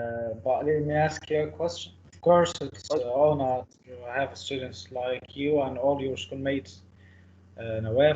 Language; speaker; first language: English; non-native, fluent; Arabic